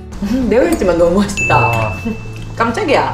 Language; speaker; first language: Korean; native; Korean